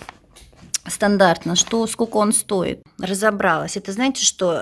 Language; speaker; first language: Russian; native; Russian